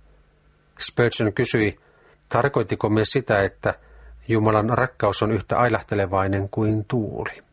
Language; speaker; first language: Finnish; native; Finnish